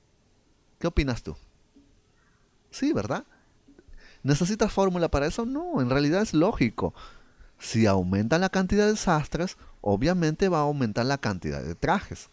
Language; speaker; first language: Spanish; native; Spanish